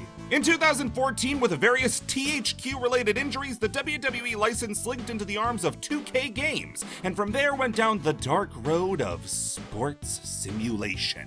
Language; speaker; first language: English; native; English